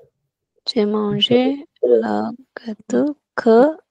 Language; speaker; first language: French; non-native, learner; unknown